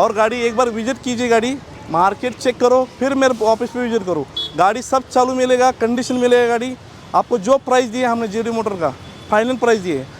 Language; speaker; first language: Hindi; non-native, local second language; Marathi